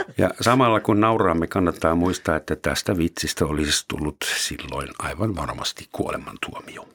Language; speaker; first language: Finnish; non-native, fluent; German